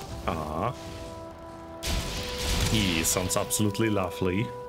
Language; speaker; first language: English; non-native, fluent; German